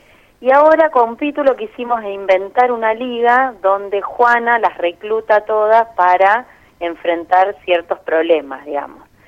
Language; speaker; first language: Spanish; native; Spanish